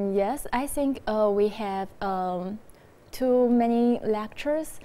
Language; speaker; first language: English; non-native, fluent; Chinese